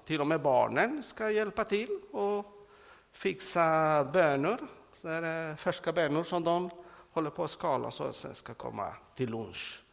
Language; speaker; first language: Swedish; non-native, fluent; Spanish